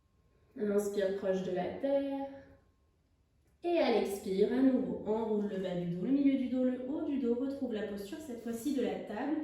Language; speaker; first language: French; native; French